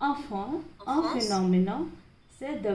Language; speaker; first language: French; non-native, learner; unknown